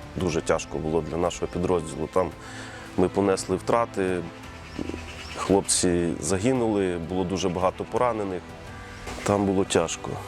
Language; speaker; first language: Ukrainian; native; Ukrainian